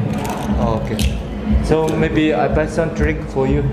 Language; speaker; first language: English; non-native, learner; Chinese